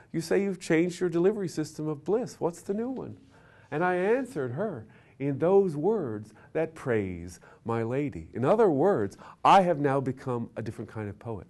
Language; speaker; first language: English; native; English